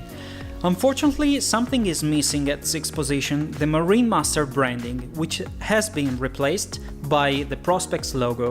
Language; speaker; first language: English; non-native, fluent; Italian